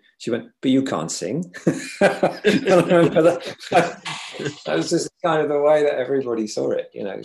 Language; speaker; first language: English; native; English